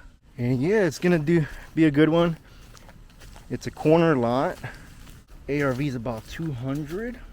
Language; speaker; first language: English; native; English